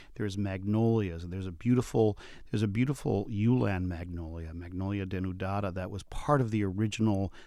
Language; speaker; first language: English; native; English